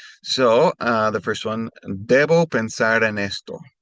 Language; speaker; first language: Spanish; non-native, fluent; English